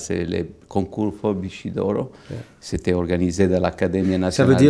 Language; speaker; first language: French; non-native, fluent; Italian